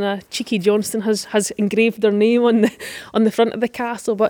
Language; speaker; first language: English; native; English